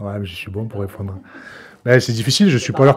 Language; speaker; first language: French; native; French